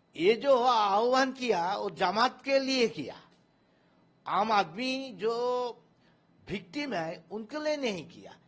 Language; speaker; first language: Hindi; non-native, local second language; Bangla